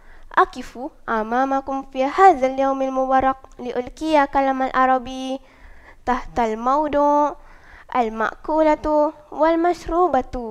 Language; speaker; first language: Arabic; non-native, learner; Malay